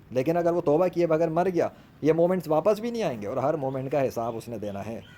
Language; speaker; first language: Urdu; native; Urdu